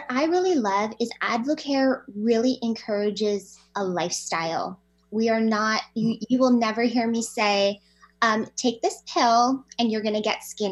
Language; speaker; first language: English; native; English